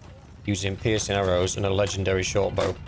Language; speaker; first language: English; native; English